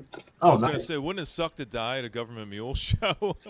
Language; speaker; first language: English; native; English